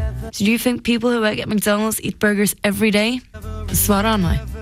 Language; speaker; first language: English; non-native, fluent; Norwegian